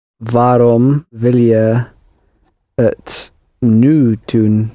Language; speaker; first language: Dutch; non-native, learner; English